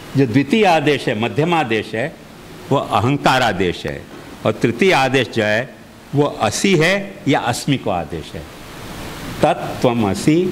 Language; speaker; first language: Hindi; native; Hindi